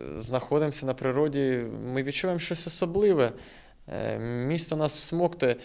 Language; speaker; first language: Ukrainian; non-native, local second language; Russian